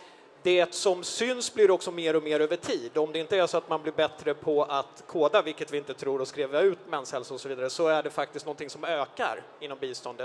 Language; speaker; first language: Swedish; native; Swedish